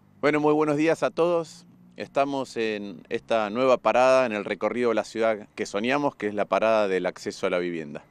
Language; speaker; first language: Spanish; native; Spanish